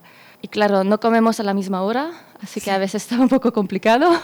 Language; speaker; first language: Spanish; non-native, fluent; French